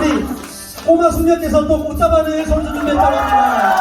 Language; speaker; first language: Korean; native; Korean